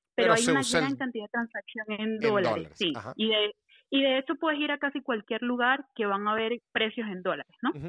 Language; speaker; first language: Spanish; native; Spanish